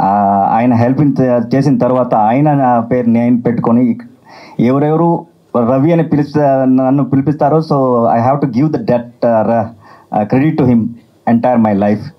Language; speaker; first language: Telugu; non-native, learner; Kannada